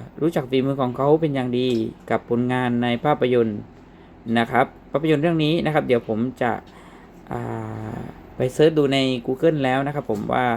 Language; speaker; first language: Thai; native; Thai